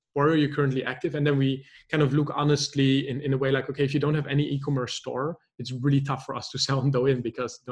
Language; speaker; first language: English; non-native, fluent; Dutch